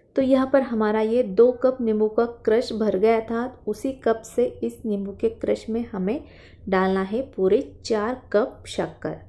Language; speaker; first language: Hindi; non-native, local second language; Marathi